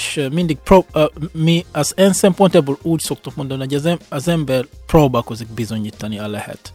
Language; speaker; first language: Hungarian; non-native, fluent; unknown